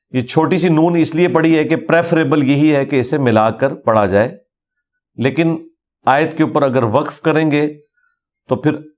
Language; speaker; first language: Urdu; non-native, local second language; Punjabi